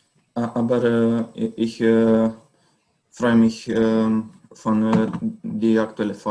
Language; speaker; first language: German; non-native, learner; Romanian